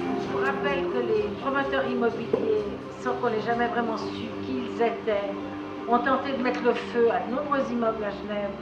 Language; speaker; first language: French; native; French